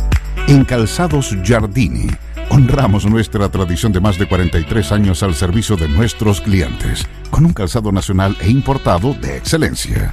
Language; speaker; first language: Spanish; native; Spanish